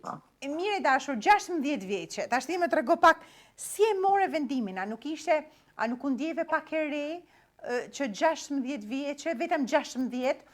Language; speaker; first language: Albanian; native; Albanian